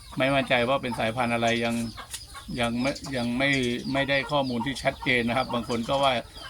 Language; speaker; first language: Thai; native; Thai